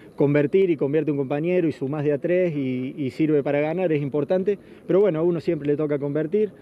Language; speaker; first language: Spanish; native; Spanish